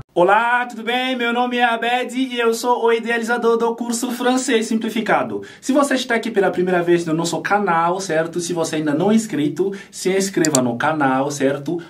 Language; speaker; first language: Portuguese; non-native, fluent; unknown